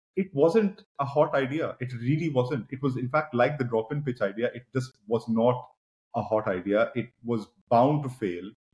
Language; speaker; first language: English; non-native, local second language; Hindi